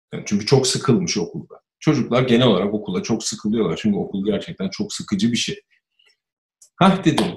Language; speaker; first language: Turkish; early bilingual, other home language; Spanish